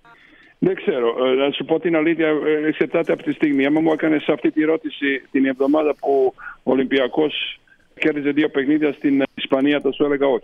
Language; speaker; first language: Greek; non-native, fluent; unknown